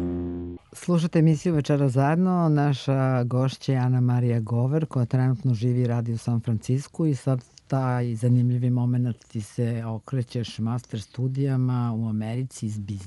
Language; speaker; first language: Serbian; native; Serbian